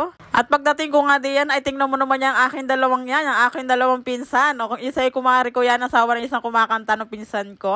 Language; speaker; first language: Filipino; native; Filipino